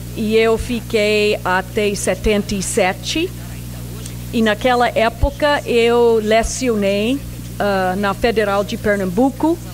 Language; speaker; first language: Portuguese; non-native, fluent; English